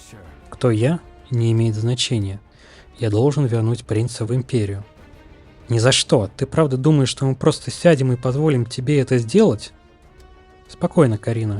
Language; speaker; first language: Russian; native; Russian